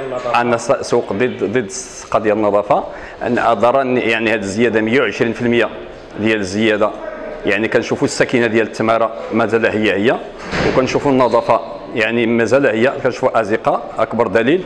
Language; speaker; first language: Arabic; native; Arabic